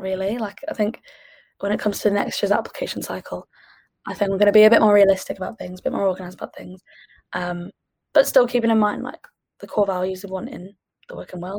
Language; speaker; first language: English; native; English